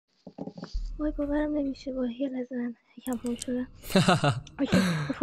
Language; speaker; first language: Persian; early bilingual, heritage; Persian